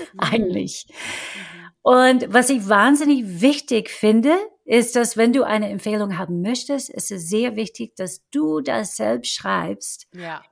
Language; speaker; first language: German; non-native, fluent; English